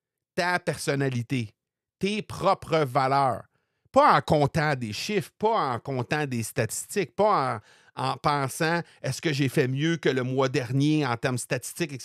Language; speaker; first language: French; native; French